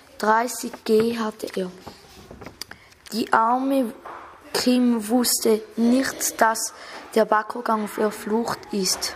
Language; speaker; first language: German; native; German